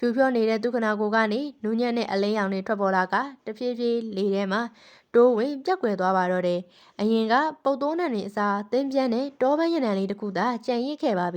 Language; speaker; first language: Burmese; native; Burmese